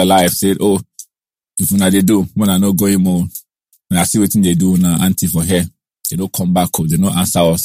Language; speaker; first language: English; non-native, local second language; Igbo